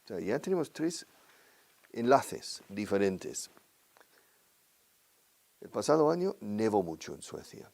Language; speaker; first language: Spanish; non-native, fluent; English